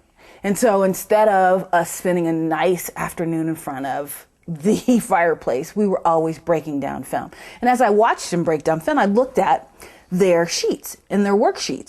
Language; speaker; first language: English; native; English